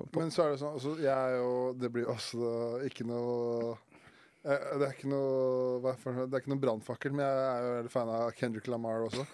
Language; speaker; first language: Norwegian; native; Norwegian